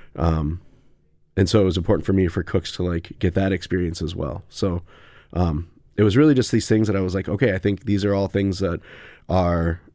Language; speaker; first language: English; native; English